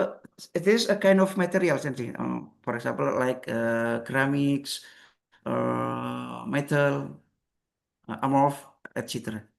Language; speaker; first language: English; non-native, learner; Indonesian